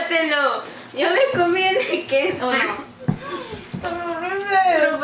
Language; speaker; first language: Spanish; early bilingual, heritage; Spanish